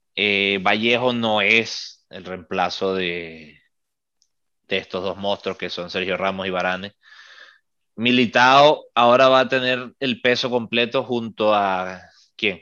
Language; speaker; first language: Spanish; native; Spanish